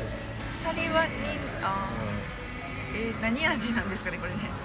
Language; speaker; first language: Japanese; native; Japanese